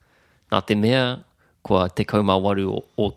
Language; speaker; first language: Māori; non-native, local second language; English